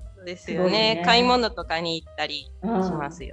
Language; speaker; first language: Japanese; non-native, fluent; Spanish